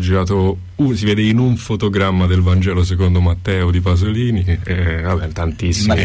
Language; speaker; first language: Italian; native; Italian